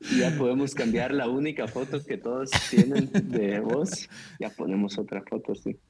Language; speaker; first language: Spanish; native; Spanish